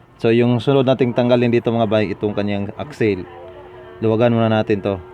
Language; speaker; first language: Filipino; non-native, local second language; Cebuano